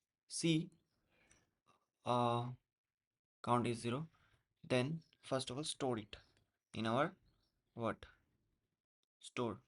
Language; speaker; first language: English; non-native, local second language; Hindi